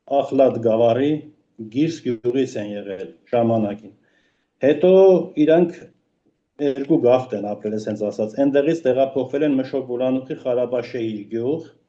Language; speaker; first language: Armenian; native; Armenian